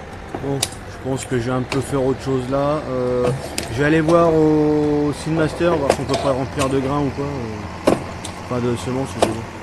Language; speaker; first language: French; native; French